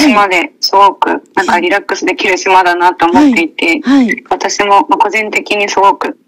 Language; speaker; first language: Japanese; native; Japanese